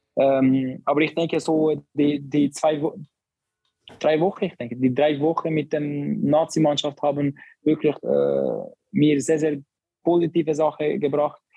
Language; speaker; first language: German; non-native, learner; Albanian